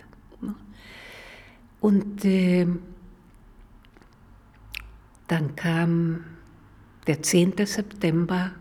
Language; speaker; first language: German; non-native, fluent; Spanish